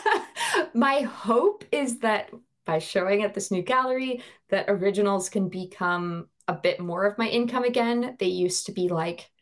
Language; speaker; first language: English; native; English